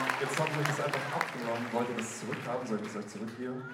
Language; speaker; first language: German; native; German